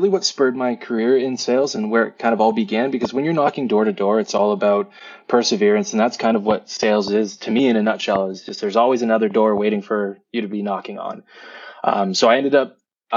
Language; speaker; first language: English; native; English